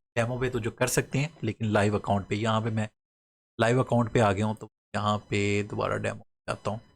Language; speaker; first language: Urdu; non-native, local second language; Punjabi